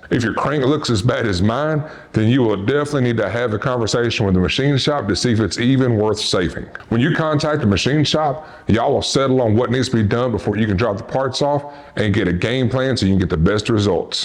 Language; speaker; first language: English; native; English